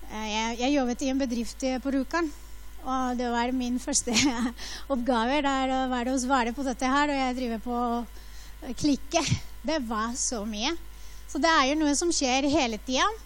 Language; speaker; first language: Norwegian; non-native, fluent; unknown